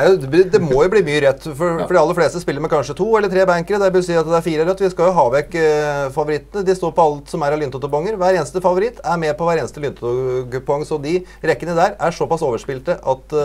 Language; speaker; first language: Norwegian; native; Norwegian